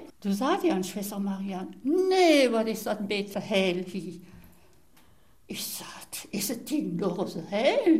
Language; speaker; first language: German; native; German